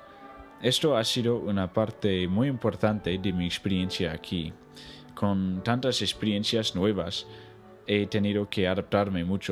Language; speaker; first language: Spanish; non-native, learner; English